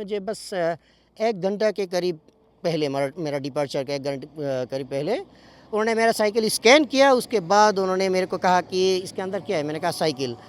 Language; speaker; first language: Urdu; non-native, fluent; Bangla